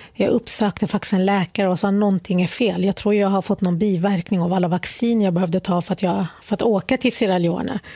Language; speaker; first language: Swedish; early bilingual, other home language; Arabic